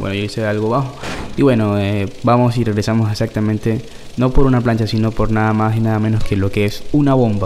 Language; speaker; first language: Spanish; native; Spanish